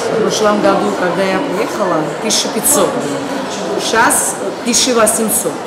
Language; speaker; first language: Russian; non-native, learner; Georgian